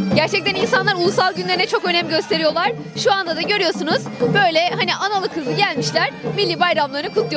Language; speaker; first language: Turkish; native; Turkish